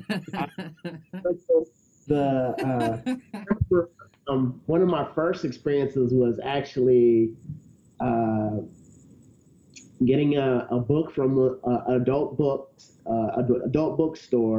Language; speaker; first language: English; native; English